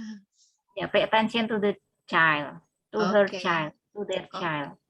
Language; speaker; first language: English; non-native, learner; Indonesian